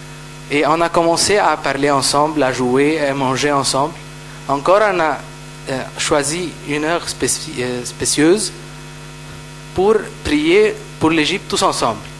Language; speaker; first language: French; non-native, fluent; Arabic